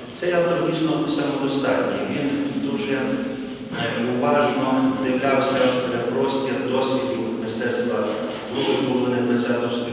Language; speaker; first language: Ukrainian; native; Ukrainian